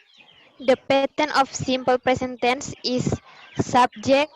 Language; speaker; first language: English; non-native, learner; Indonesian